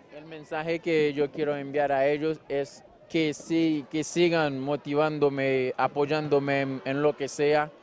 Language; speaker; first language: Spanish; non-native, fluent; Haitian Creole